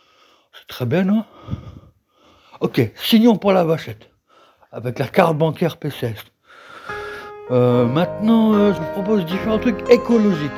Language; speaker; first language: French; native; French